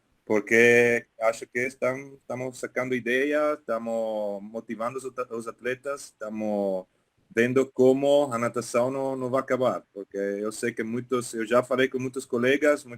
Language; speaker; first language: Portuguese; non-native, fluent; Italian